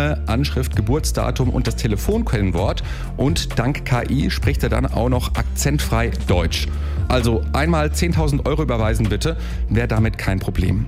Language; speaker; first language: German; native; German